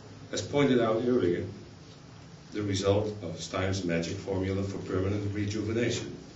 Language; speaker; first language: English; non-native, fluent; Dutch